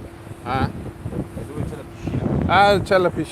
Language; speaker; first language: Italian; non-native, fluent; English